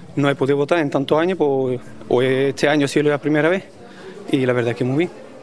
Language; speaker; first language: Spanish; early bilingual, other home language; Albanian